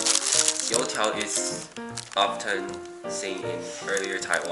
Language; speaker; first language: English; non-native, fluent; Chinese